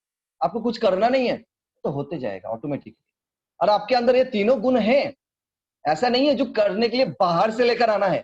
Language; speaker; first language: Hindi; non-native, local second language; Bangla